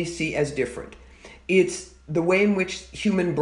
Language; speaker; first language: English; native; English